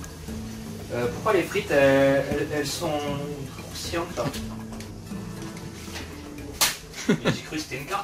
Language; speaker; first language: French; native; French